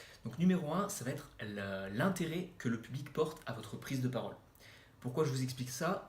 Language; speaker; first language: French; native; French